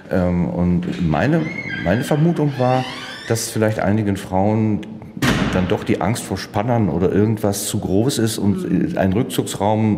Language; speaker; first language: German; native; German